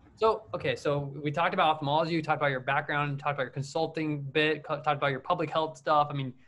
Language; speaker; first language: English; native; English